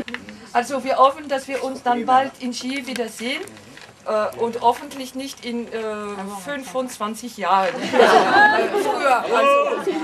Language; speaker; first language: German; non-native, fluent; French